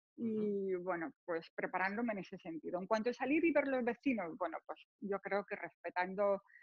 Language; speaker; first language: Spanish; native; Spanish